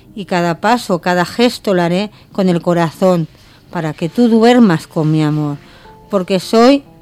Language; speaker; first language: Spanish; non-native, local second language; Catalan